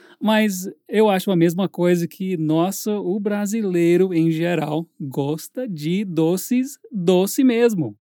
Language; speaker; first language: Portuguese; non-native, fluent; English